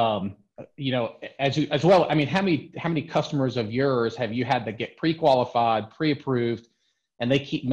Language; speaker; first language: English; native; English